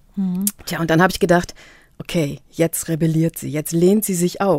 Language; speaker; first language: German; native; German